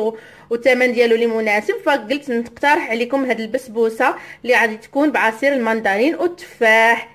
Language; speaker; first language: Arabic; native; Arabic